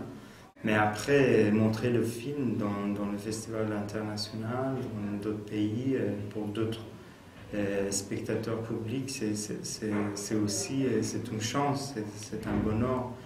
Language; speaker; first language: French; non-native, fluent; Persian